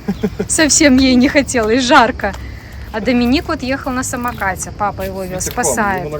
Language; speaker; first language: Russian; native; Russian